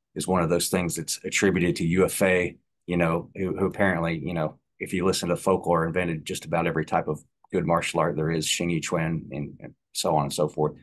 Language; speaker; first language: English; native; English